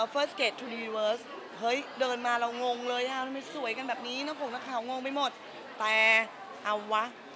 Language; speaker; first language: Thai; native; Thai